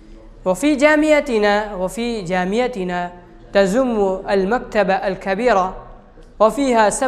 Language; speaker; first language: Arabic; non-native, fluent; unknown